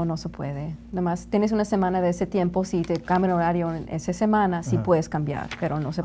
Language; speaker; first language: Spanish; non-native, learner; English